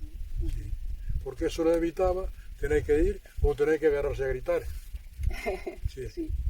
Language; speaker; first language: Spanish; native; Spanish